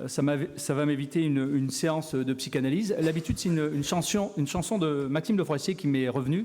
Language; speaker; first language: French; native; French